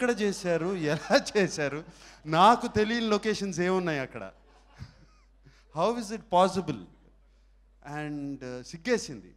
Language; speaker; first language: Telugu; native; Telugu